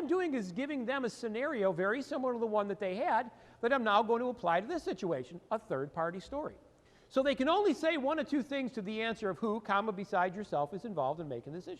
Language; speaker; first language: English; native; English